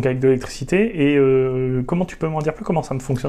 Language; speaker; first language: French; native; French